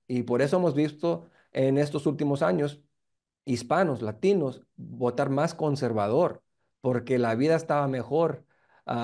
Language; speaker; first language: Spanish; early bilingual, heritage; Spanish